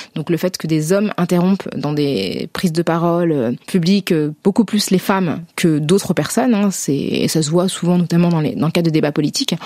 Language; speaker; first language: French; native; French